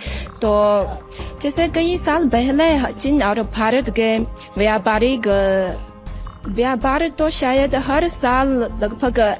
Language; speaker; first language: Hindi; non-native, fluent; Chinese